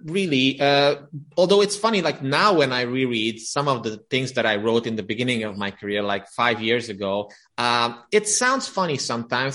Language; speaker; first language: English; non-native, fluent; Romanian